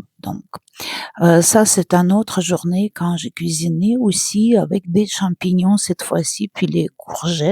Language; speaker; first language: French; non-native, fluent; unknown